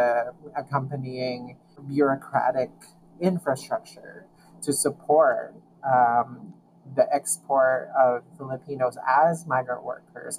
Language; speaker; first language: English; non-native, local second language; Filipino